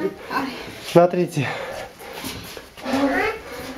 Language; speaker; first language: Russian; non-native, local second language; Armenian